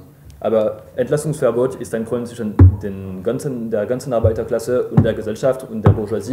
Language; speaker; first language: German; non-native, fluent; French